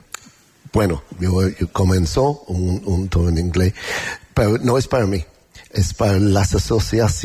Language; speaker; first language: Spanish; non-native, learner; English